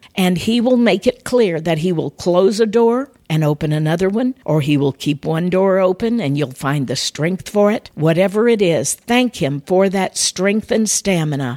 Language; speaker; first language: English; native; English